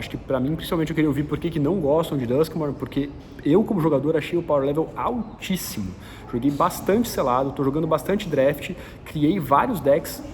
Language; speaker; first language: Portuguese; native; Portuguese